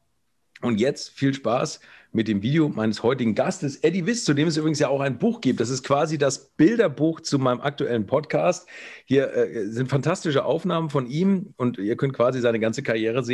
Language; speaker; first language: German; native; German